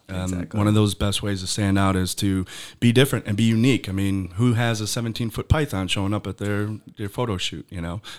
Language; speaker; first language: English; native; English